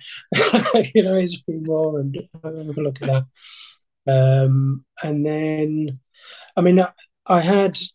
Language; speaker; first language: English; native; English